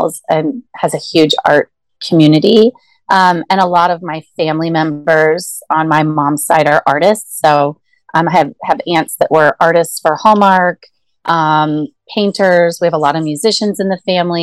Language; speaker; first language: English; native; English